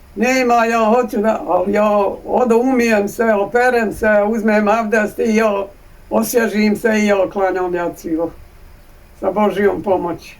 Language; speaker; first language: Bosnian; native; Bosnian